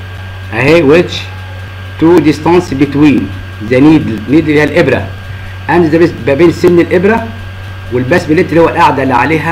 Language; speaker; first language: Arabic; native; Arabic